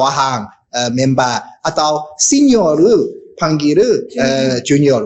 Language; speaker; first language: Indonesian; non-native, learner; Japanese